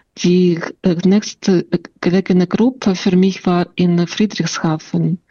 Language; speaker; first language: German; non-native, fluent; Russian